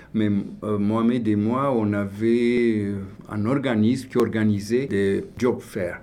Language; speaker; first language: French; non-native, fluent; Romanian